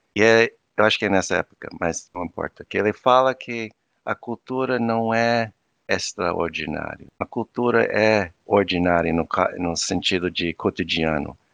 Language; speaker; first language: Portuguese; non-native, fluent; English